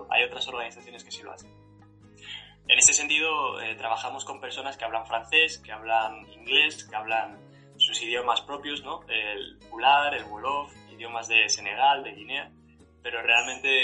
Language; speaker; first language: Spanish; native; Spanish